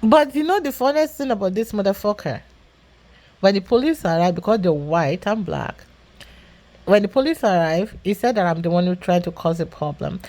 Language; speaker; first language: English; non-native, local second language; Yoruba